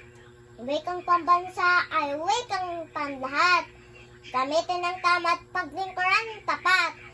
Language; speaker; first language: Filipino; native; Filipino